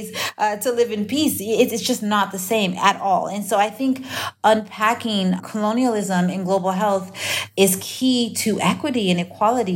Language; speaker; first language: English; native; English